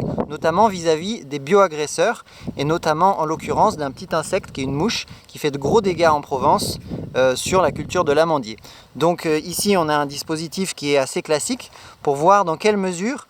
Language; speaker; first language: French; native; French